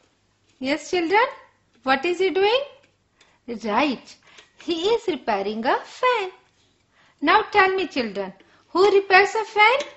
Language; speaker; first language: English; non-native, local second language; Gujarati